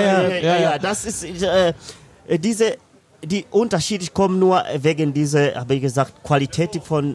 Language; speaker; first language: German; non-native, learner; Swahili